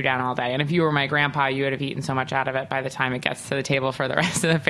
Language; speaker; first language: English; native; English